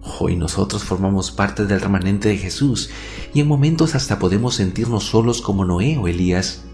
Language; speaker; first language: Spanish; native; Spanish